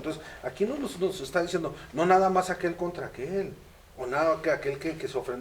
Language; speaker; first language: Spanish; native; Spanish